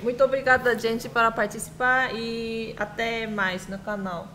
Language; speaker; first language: Portuguese; non-native, learner; Korean